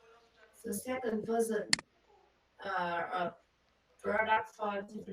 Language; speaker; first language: English; non-native, learner; Vietnamese